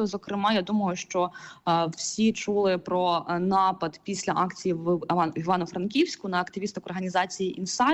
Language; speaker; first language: Ukrainian; native; Ukrainian